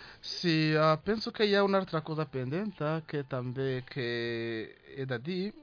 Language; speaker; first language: Catalan; non-native, fluent; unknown